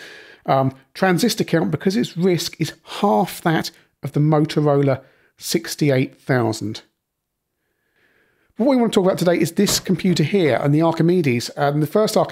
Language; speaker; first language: English; native; English